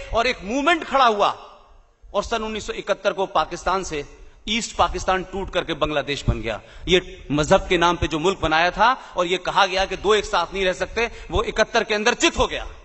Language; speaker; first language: Hindi; native; Hindi